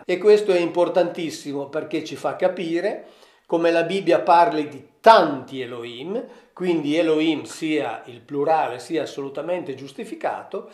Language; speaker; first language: Italian; native; Italian